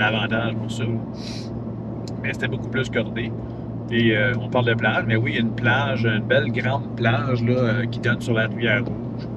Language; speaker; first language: French; native; French